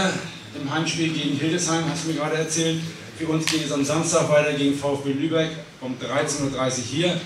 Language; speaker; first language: German; native; German